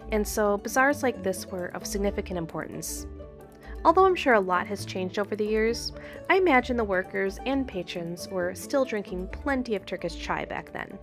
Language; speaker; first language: English; native; English